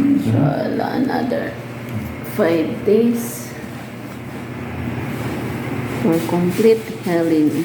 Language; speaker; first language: English; non-native, local second language; Filipino